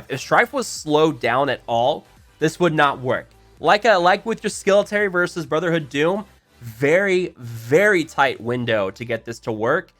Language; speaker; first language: English; native; English